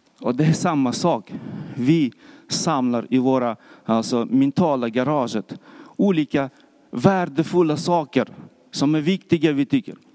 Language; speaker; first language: Swedish; non-native, fluent; Russian